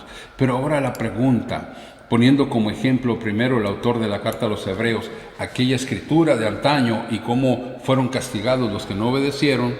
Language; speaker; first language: Spanish; native; Spanish